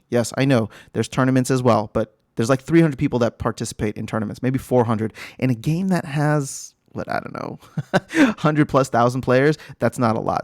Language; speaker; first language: English; native; English